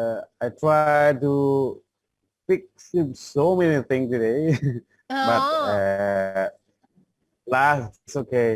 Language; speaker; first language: English; non-native, learner; Khmer